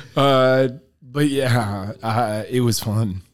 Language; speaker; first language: English; early bilingual, other home language; Filipino